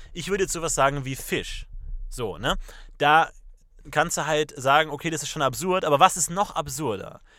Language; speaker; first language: German; native; German